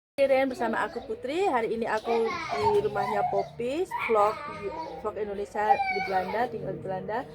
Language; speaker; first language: Indonesian; native; Indonesian